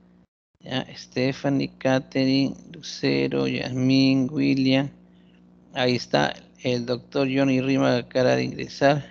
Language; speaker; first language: Spanish; native; Spanish